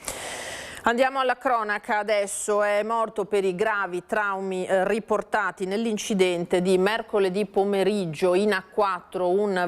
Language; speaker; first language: Italian; native; Italian